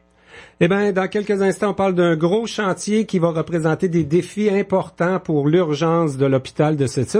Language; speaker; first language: French; native; French